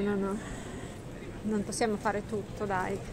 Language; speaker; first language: Italian; non-native, learner; Russian